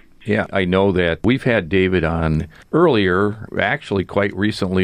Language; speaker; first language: English; native; English